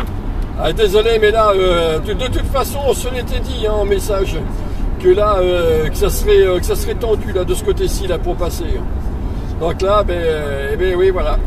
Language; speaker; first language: French; native; French